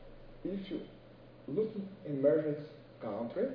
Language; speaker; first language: English; non-native, learner; Portuguese